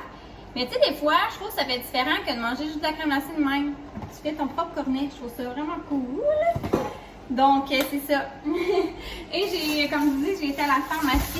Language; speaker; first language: French; native; French